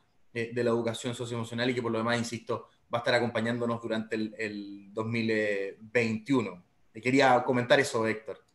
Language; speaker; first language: Spanish; native; Spanish